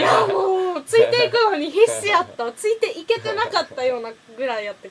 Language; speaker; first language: Japanese; native; Japanese